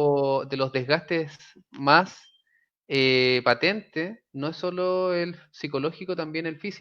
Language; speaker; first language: Spanish; native; Spanish